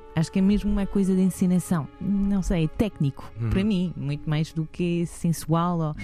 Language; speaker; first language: Portuguese; non-native, fluent; French